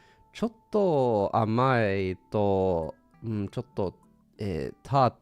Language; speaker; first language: Japanese; non-native, learner; English